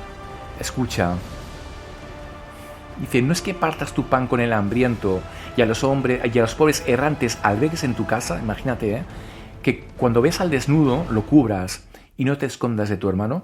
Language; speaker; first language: Spanish; native; Spanish